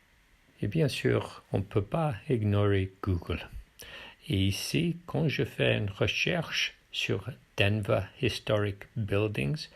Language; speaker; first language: French; non-native, fluent; English